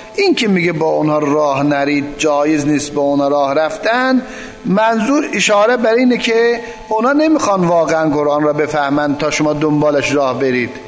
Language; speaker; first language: Persian; non-native, local second language; Azerbaijani